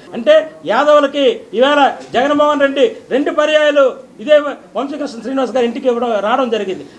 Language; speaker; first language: Telugu; native; Telugu